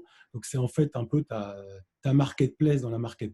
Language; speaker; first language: French; native; French